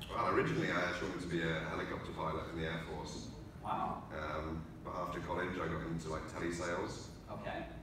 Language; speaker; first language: English; native; English